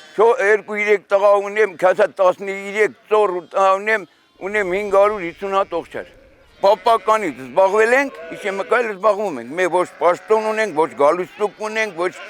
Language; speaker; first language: Armenian; native; Armenian